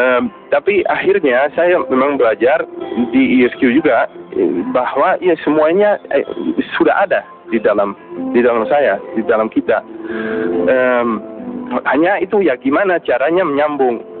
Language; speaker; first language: Indonesian; non-native, fluent; Dutch